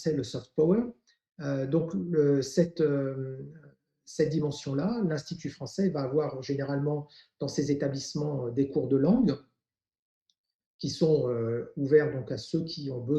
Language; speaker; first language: French; native; French